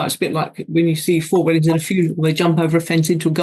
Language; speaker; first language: English; native; English